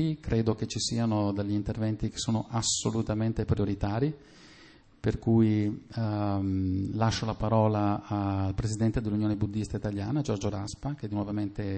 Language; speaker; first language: Italian; native; Italian